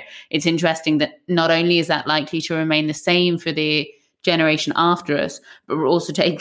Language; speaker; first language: English; native; English